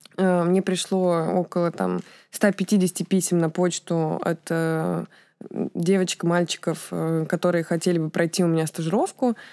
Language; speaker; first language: Russian; native; Russian